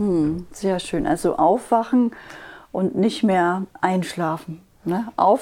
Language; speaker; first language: German; native; German